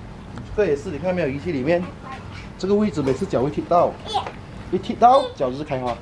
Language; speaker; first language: Chinese; native; Chinese